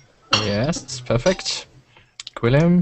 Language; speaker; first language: English; non-native, learner; German